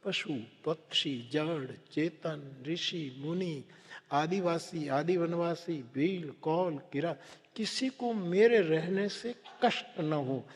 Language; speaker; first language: Hindi; non-native, local second language; Gujarati